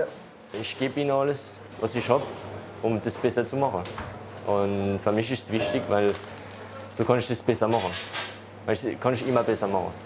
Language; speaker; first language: German; non-native, local second language; French